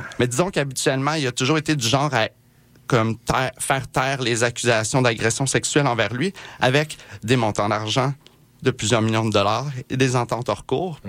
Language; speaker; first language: French; native; French